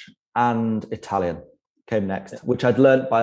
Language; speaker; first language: English; native; English